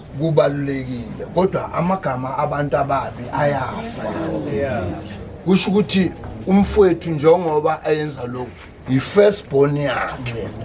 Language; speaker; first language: Zulu; native; Zulu